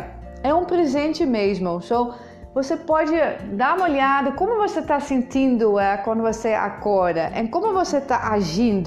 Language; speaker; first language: Portuguese; non-native, fluent; Dutch